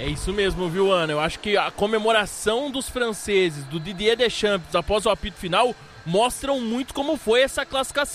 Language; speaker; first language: Portuguese; native; Portuguese